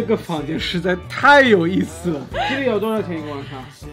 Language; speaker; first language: Chinese; non-native, fluent; German